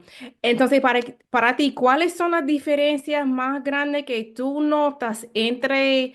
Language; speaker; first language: Spanish; non-native, learner; English